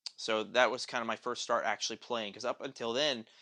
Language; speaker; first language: English; native; English